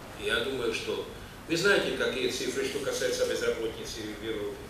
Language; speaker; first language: Russian; non-native, fluent; Czech